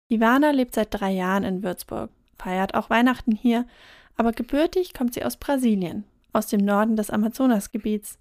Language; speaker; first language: German; native; German